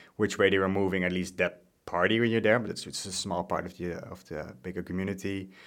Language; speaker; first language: English; non-native, fluent; Dutch